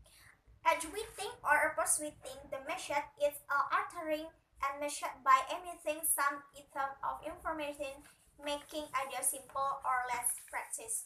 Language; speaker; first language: English; non-native, learner; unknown